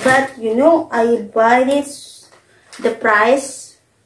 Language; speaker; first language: English; non-native, learner; Indonesian